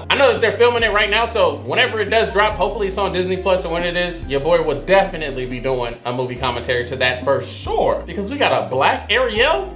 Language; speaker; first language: English; native; English